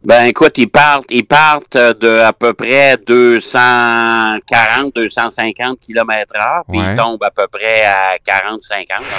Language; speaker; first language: French; native; French